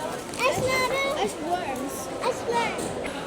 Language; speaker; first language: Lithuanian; early bilingual, heritage; Lithuanian